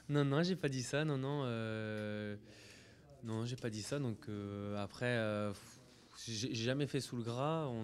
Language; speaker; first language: French; native; French